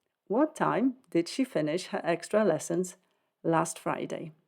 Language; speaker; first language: English; non-native, fluent; Polish